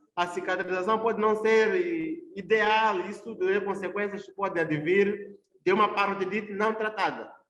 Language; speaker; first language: Portuguese; non-native, local second language; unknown